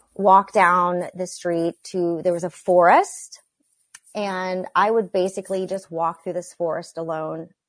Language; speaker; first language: English; native; English